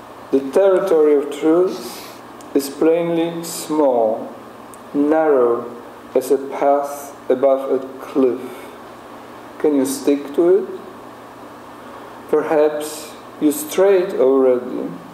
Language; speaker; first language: English; non-native, fluent; Polish